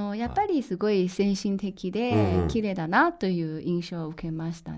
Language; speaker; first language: Japanese; non-native, fluent; Chinese